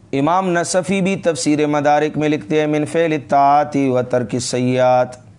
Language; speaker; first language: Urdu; non-native, local second language; Pashto